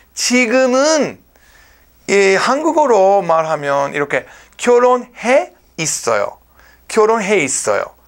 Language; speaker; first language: Korean; non-native, learner; English